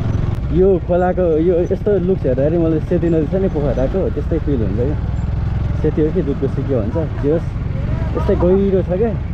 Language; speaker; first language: Nepali; native; Nepali